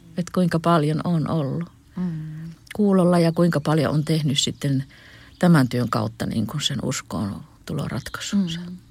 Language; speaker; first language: Finnish; native; Finnish